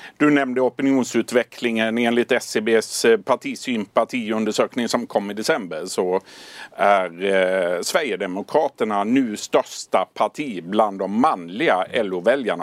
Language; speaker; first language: Swedish; native; Swedish